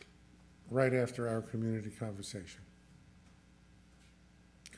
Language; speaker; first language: English; native; English